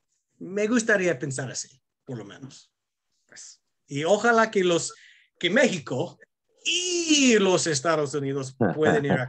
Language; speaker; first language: Spanish; non-native, fluent; English